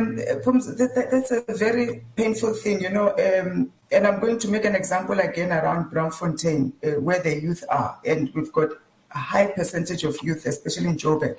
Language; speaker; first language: English; non-native, local second language; Tsonga